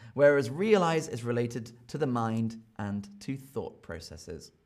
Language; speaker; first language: English; native; English